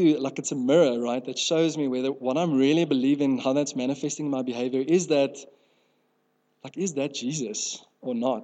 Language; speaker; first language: English; non-native, local second language; Afrikaans